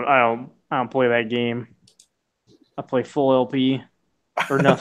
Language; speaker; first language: English; native; English